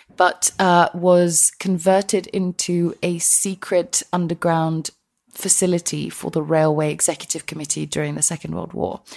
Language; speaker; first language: English; non-native, fluent; Icelandic